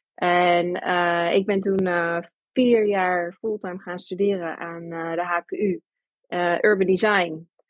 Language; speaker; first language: Dutch; early bilingual, heritage; Dutch